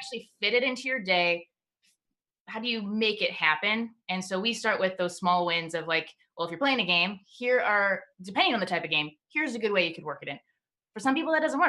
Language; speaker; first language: English; native; English